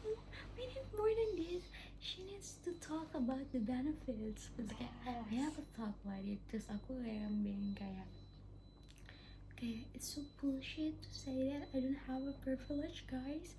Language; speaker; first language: English; non-native, local second language; Indonesian